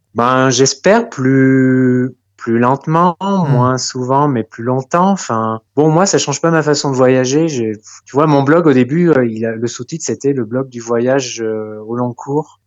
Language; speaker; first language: French; native; French